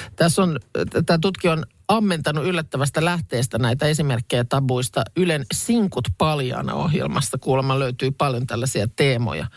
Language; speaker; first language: Finnish; native; Finnish